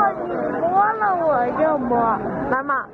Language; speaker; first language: Chinese; early bilingual, heritage; Chinese